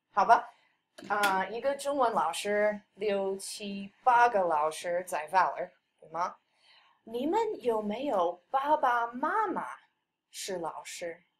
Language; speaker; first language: Chinese; non-native, fluent; English